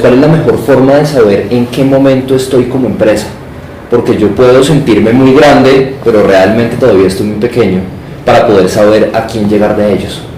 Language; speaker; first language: Spanish; native; Spanish